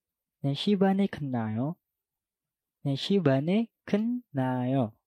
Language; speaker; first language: Korean; non-native, fluent; Indonesian